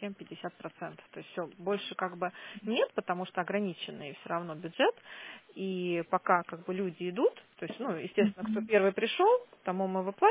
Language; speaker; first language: Russian; native; Russian